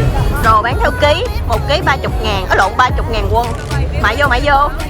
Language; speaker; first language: Vietnamese; native; Vietnamese